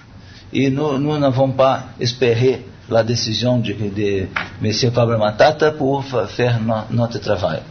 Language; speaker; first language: French; non-native, learner; Portuguese